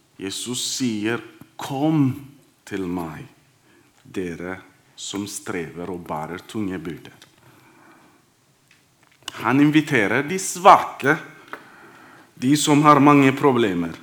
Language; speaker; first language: Norwegian; non-native, fluent; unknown